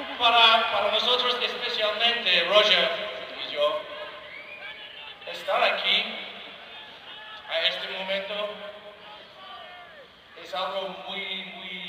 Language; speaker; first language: Spanish; non-native, learner; English